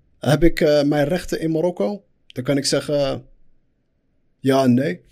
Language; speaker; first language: Dutch; early bilingual, other home language; Arabic